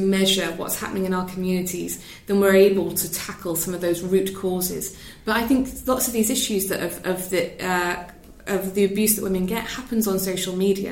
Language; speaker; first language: English; native; English